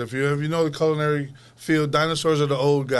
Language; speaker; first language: English; native; English